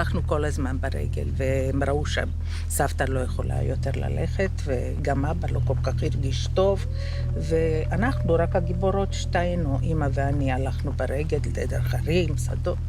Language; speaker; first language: Hebrew; early bilingual, other home language; Croatian